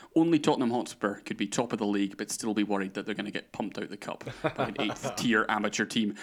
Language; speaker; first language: English; native; English